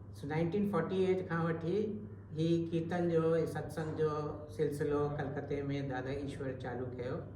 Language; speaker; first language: Sindhi; early bilingual, heritage; Sindhi